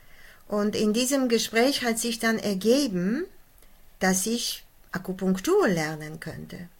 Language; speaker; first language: German; non-native, fluent; Polish